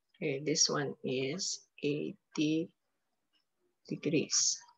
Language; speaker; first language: English; non-native, local second language; Filipino